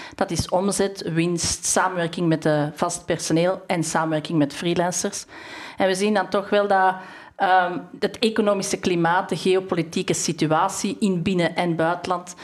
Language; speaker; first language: Dutch; native; Dutch